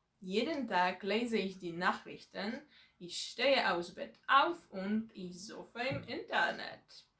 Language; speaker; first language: German; non-native, learner; Polish